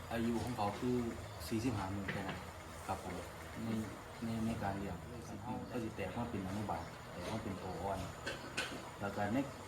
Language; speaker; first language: Thai; native; Thai